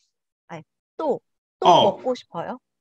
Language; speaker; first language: Korean; non-native, learner; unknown